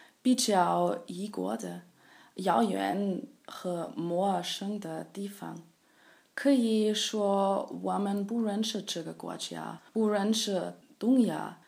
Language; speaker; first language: Chinese; non-native, learner; German